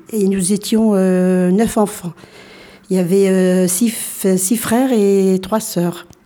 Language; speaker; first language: French; early bilingual, other home language; Arabic